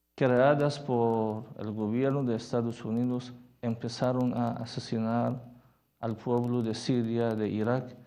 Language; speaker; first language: Spanish; non-native, fluent; Persian